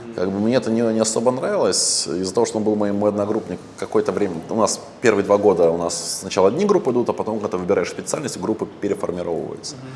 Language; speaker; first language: Russian; early bilingual, other home language; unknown